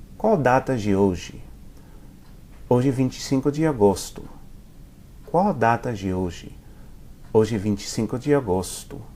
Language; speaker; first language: Portuguese; non-native, fluent; English